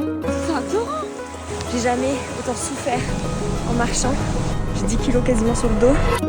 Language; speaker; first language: French; native; French